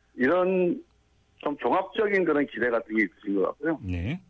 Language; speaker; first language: Korean; native; Korean